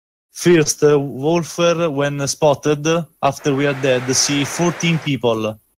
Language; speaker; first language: English; non-native, learner; Italian